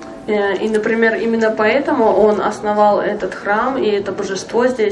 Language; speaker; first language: Russian; native; Russian